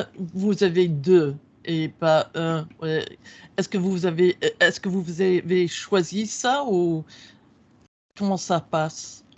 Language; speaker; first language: French; non-native, fluent; English